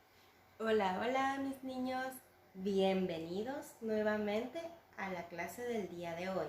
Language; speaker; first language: Spanish; native; Spanish